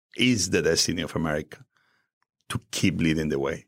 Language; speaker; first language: English; non-native, fluent; Spanish